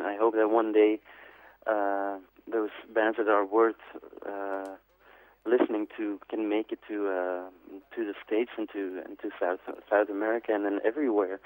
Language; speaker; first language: English; non-native, fluent; Dutch